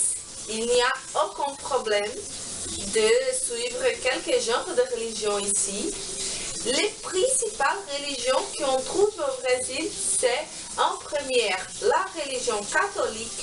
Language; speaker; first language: French; non-native, learner; Portuguese